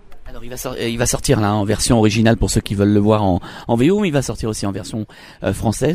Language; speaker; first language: French; native; French